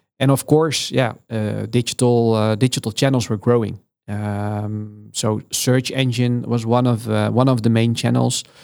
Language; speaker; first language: English; non-native, fluent; Dutch